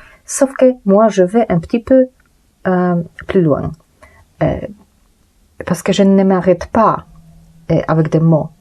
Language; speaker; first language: French; non-native, fluent; Polish